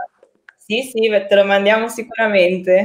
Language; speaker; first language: Italian; native; Italian